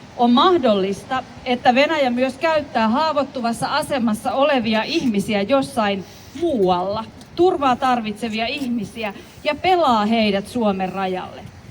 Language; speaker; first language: Finnish; native; Finnish